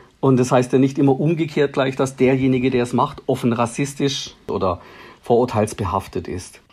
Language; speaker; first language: German; native; German